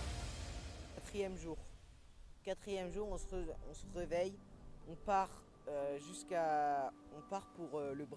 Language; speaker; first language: French; native; French